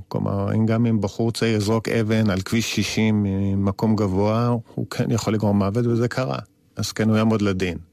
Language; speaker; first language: Hebrew; native; Hebrew